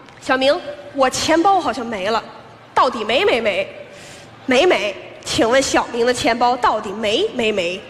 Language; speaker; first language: Chinese; non-native, fluent; Russian